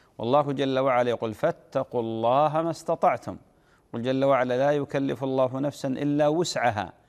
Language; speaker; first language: Arabic; native; Arabic